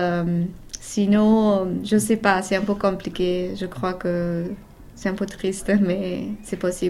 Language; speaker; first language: French; non-native, fluent; Persian